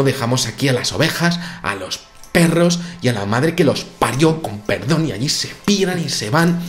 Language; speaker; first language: Spanish; native; Spanish